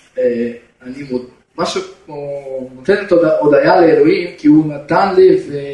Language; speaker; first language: Hebrew; non-native, fluent; Russian